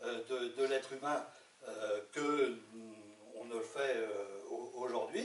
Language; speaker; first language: French; native; French